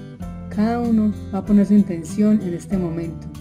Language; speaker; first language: Spanish; native; Spanish